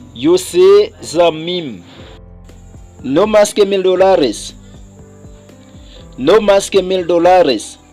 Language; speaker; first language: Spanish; non-native, fluent; Haitian Creole